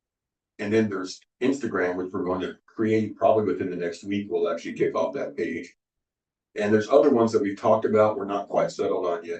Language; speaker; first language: English; native; English